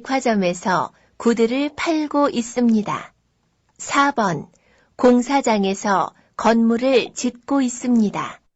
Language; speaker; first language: Korean; non-native, learner; Indonesian